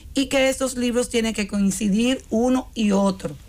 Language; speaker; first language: Spanish; native; Spanish